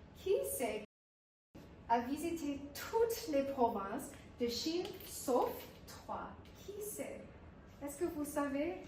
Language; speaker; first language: French; non-native, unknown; English